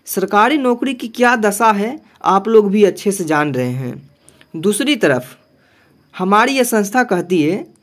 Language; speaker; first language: Hindi; native; Hindi